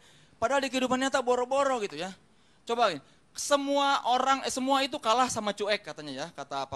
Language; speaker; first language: Indonesian; native; Indonesian